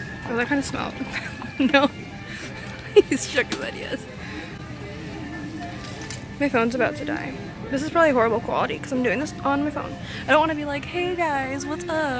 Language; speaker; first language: English; native; English